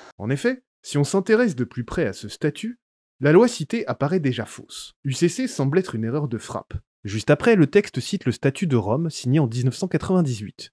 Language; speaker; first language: French; native; French